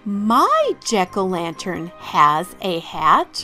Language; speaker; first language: English; native; English